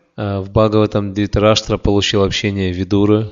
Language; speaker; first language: Russian; native; Russian